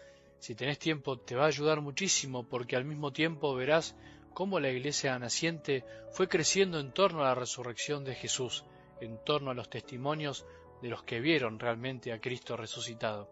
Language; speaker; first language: Spanish; native; Spanish